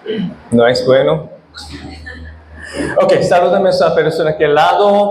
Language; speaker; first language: Spanish; non-native, fluent; Korean